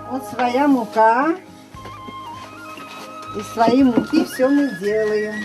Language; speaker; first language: Russian; non-native, local second language; Tatar